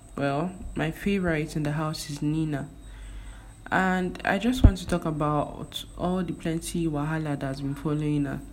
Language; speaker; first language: English; non-native, local second language; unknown